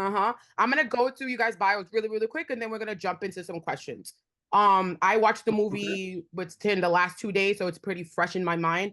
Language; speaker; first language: English; native; English